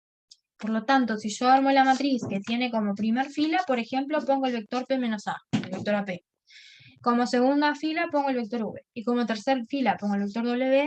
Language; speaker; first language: Spanish; native; Spanish